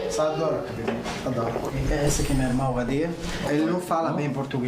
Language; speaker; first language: Portuguese; early bilingual, other home language; Arabic